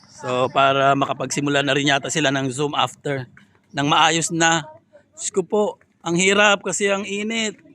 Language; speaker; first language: Filipino; non-native, local second language; Waray